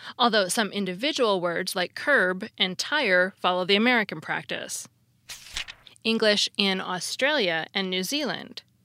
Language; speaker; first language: English; native; English